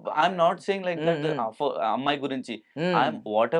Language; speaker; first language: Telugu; non-native, local second language; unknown